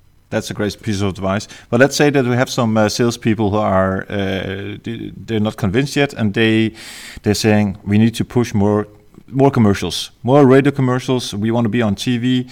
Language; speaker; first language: English; non-native, fluent; Danish